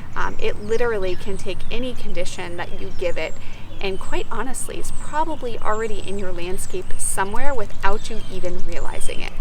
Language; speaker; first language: English; native; English